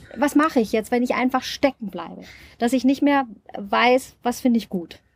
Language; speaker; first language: German; native; German